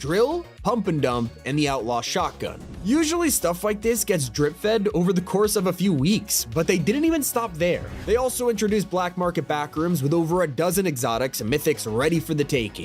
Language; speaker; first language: English; native; English